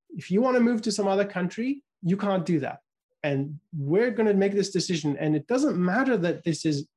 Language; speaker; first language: English; native; English